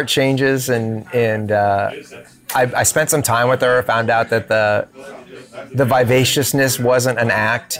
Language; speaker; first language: English; native; English